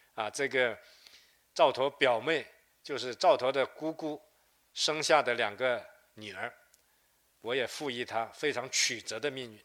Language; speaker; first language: Chinese; native; Chinese